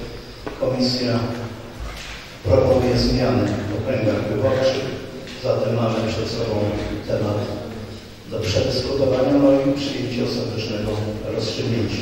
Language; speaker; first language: Polish; native; Polish